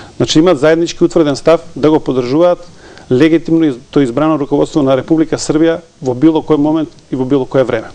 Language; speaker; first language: Macedonian; non-native, local second language; Serbian